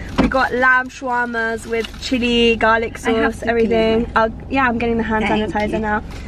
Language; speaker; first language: English; early bilingual, other home language; Persian